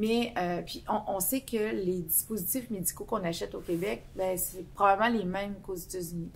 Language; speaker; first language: French; native; French